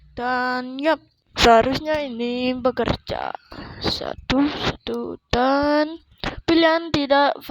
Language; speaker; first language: Indonesian; native; Indonesian